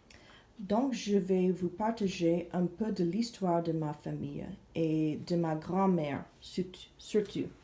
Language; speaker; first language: French; non-native, fluent; English